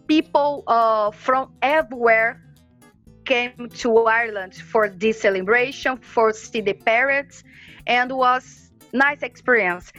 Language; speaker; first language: English; non-native, learner; Portuguese